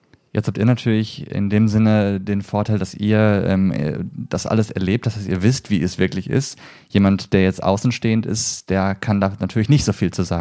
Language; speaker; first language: German; native; German